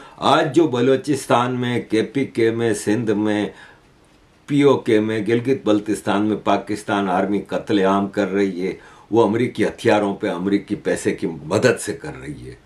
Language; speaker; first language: Urdu; native; Urdu